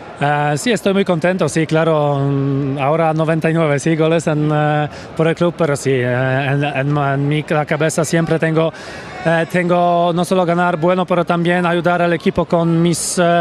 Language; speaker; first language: Spanish; non-native, fluent; Polish